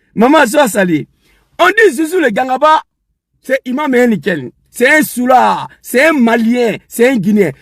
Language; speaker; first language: French; non-native, local second language; Dyula